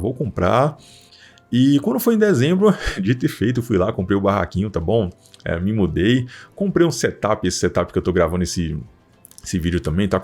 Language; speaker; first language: Portuguese; native; Portuguese